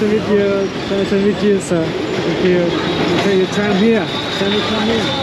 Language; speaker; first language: English; non-native, learner; Vietnamese